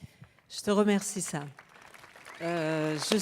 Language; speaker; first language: French; non-native, fluent; Persian